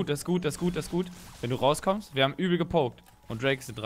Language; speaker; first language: German; native; German